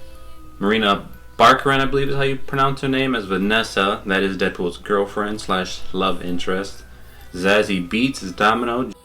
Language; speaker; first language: English; native; English